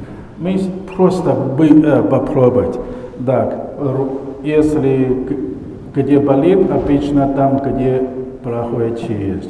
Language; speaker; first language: Russian; non-native, learner; Chinese